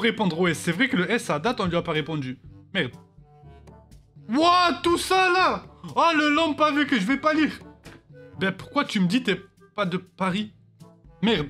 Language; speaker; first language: French; native; French